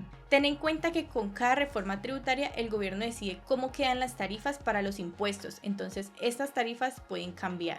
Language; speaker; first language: Spanish; native; Spanish